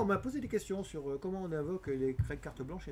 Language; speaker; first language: French; native; French